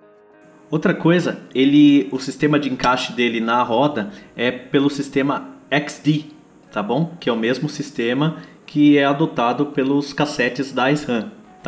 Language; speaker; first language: Portuguese; native; Portuguese